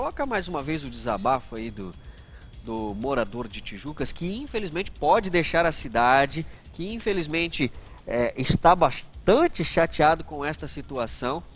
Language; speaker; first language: Portuguese; native; Portuguese